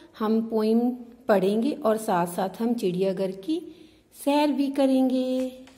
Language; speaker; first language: Hindi; non-native, local second language; Punjabi